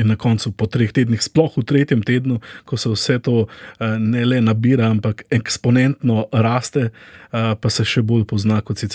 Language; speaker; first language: Slovenian; native; Slovenian